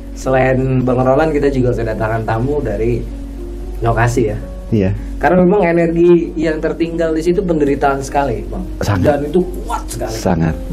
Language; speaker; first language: Indonesian; native; Indonesian